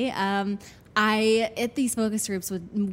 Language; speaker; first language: English; native; English